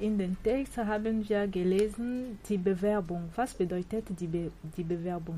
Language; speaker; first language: German; non-native, fluent; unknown